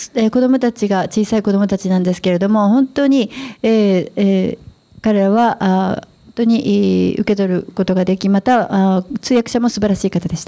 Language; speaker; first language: Japanese; native; Japanese